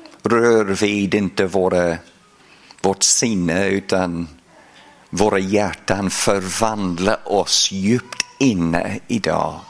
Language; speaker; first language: Swedish; non-native, fluent; English